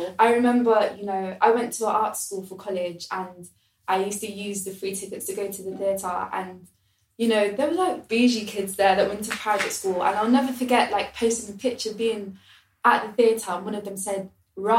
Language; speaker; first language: English; native; English